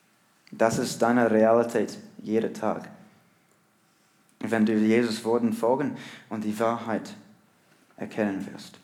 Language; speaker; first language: German; non-native, learner; English